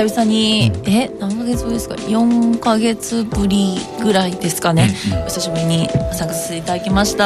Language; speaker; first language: Japanese; native; Japanese